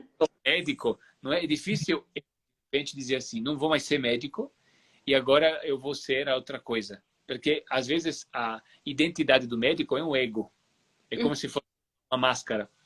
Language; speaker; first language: Portuguese; non-native, fluent; Italian